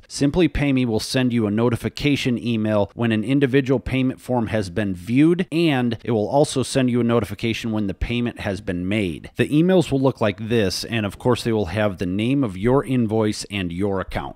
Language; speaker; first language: English; native; English